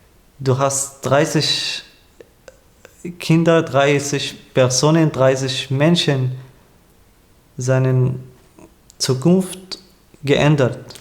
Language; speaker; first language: German; non-native, learner; Arabic